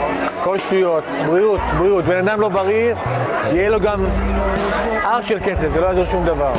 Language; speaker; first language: Hebrew; non-native, local second language; Arabic